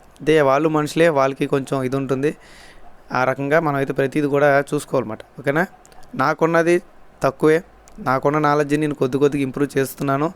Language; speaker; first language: Telugu; native; Telugu